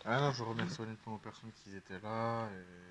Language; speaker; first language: French; native; French